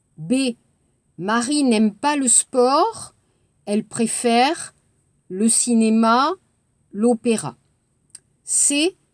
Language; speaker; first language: French; native; French